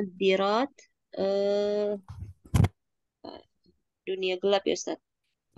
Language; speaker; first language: Indonesian; native; Indonesian